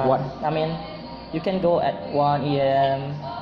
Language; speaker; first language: English; non-native, fluent; Indonesian